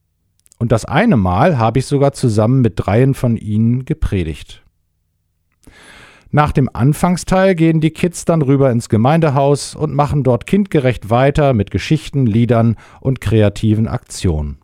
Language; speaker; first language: German; native; German